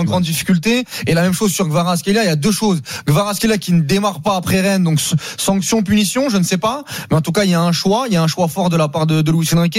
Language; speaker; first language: French; native; French